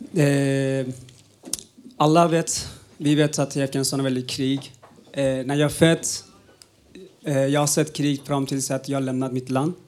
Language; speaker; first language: Swedish; non-native, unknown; Uzbek